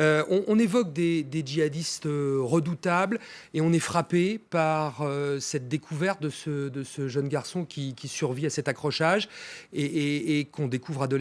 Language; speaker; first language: French; native; French